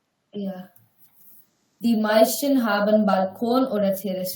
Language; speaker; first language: German; non-native, learner; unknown